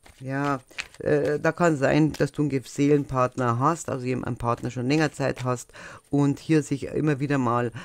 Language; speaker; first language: German; native; German